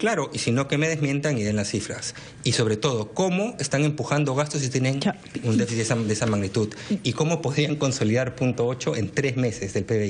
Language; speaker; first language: Spanish; native; Spanish